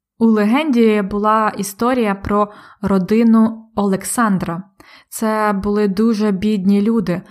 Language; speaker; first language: Ukrainian; native; Ukrainian